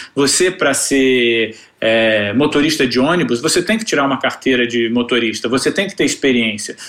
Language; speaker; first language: Portuguese; native; Portuguese